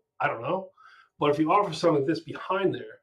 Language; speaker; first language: English; native; English